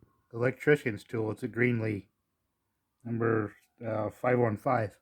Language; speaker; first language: English; native; English